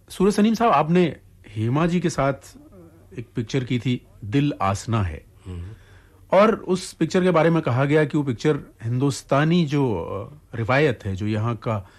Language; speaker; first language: Hindi; native; Hindi